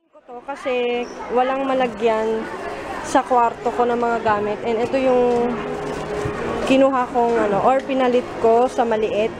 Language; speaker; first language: Filipino; early bilingual, heritage; Filipino